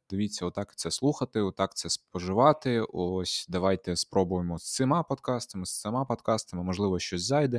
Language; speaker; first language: Ukrainian; non-native, local second language; Russian